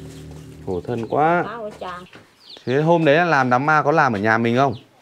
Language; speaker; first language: Vietnamese; native; Vietnamese